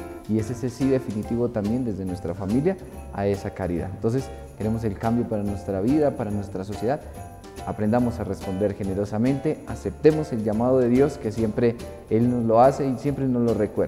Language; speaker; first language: Spanish; native; Spanish